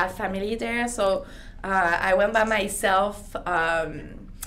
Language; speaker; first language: English; non-native, learner; French